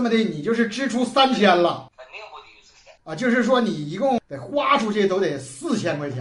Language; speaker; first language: Chinese; native; Chinese